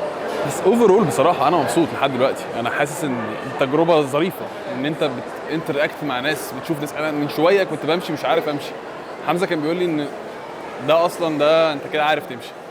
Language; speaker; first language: Arabic; native; Arabic